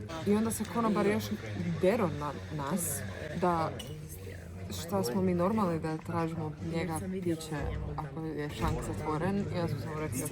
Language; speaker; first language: Croatian; native; Croatian